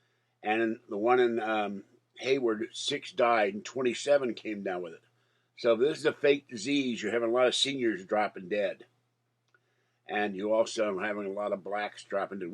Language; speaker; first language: English; native; English